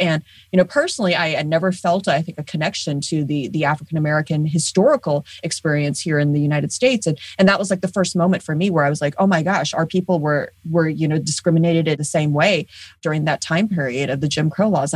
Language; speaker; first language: English; native; English